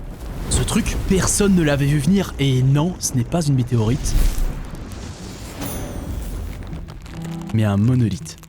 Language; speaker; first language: French; native; French